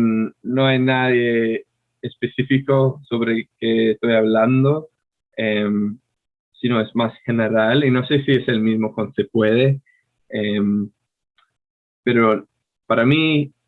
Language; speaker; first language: Spanish; non-native, fluent; English